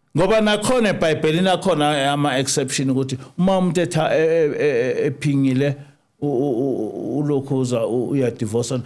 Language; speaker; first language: Zulu; native; Zulu